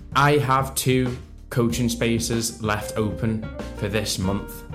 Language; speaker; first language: English; native; English